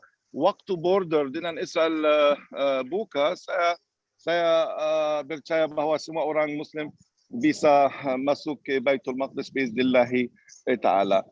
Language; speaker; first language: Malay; non-native, fluent; Arabic